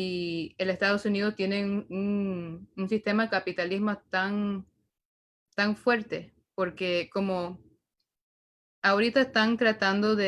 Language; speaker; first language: Spanish; early bilingual, heritage; Spanish